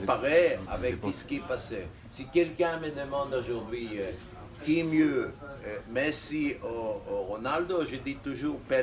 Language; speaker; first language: French; non-native, fluent; Hebrew